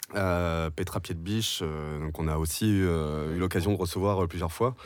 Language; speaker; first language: French; native; French